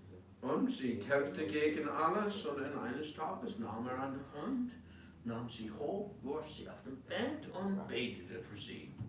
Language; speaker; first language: German; non-native, fluent; English